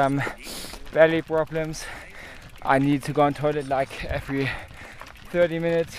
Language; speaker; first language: English; native; English